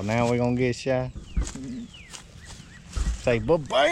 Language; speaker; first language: English; native; English